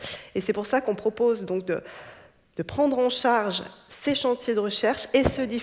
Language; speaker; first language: French; native; French